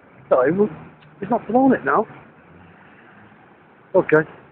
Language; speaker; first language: English; native; English